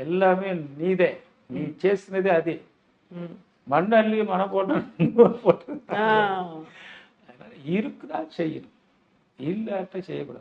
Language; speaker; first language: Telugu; non-native, learner; Tamil